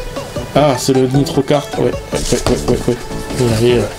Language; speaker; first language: French; native; French